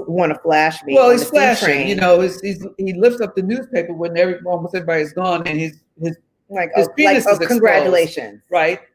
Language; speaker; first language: English; native; English